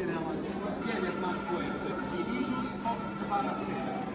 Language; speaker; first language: Spanish; non-native, learner; Italian